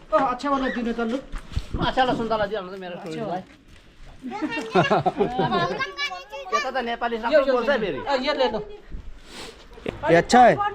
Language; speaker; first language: Hindi; non-native, local second language; Nepali